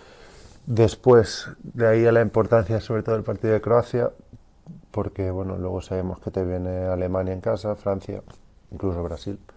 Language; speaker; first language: Spanish; native; Spanish